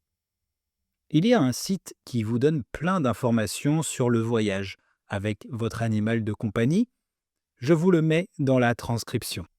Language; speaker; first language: French; native; French